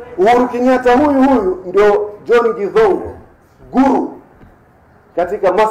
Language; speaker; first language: Swahili; native; Swahili